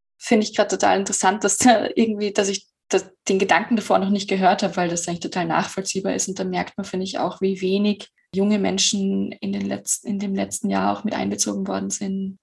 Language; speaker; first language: German; native; German